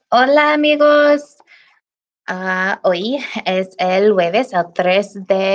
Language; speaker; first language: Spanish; non-native, learner; English